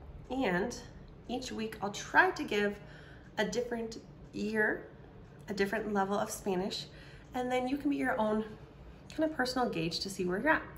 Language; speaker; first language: English; native; English